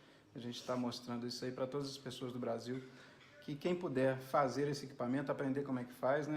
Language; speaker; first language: Portuguese; native; Portuguese